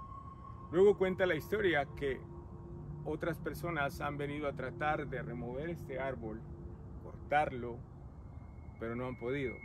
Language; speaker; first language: Spanish; native; Spanish